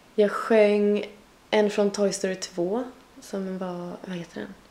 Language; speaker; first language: Swedish; native; Swedish